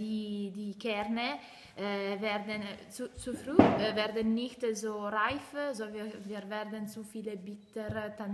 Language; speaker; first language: German; non-native, learner; Italian